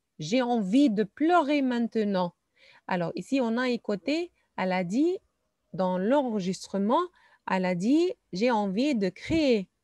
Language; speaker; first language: French; non-native, fluent; Arabic